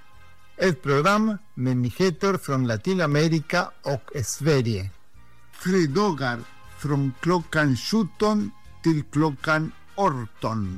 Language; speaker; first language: Swedish; non-native, fluent; Spanish